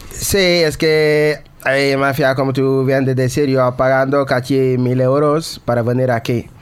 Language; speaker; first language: Spanish; non-native, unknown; Wolof